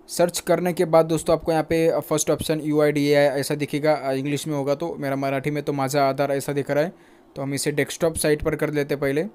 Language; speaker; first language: Hindi; non-native, local second language; Marathi